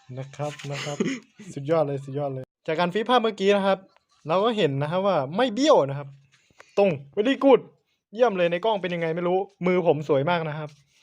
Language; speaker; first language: Thai; native; Thai